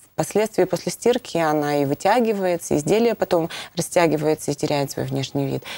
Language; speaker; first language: Russian; native; Russian